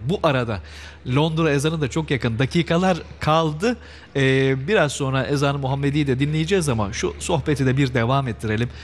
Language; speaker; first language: Turkish; native; Turkish